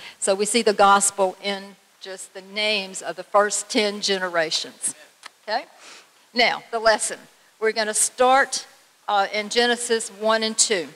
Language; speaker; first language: English; native; English